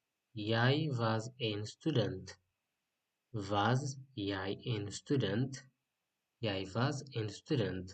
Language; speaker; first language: Dutch; non-native, learner; Tigrinya